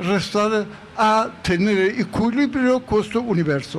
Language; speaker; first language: Italian; non-native, fluent; Persian